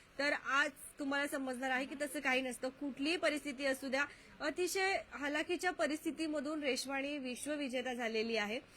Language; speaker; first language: Marathi; native; Marathi